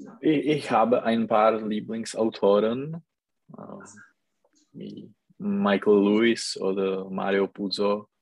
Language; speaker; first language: German; non-native, learner; Czech